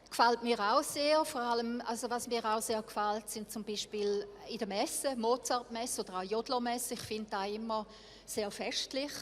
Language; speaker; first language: German; native; German